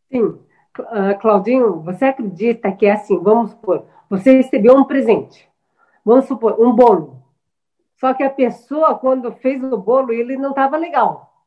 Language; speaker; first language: Portuguese; early bilingual, other home language; Chinese